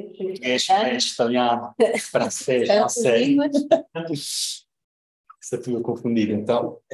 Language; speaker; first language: Portuguese; non-native, learner; Italian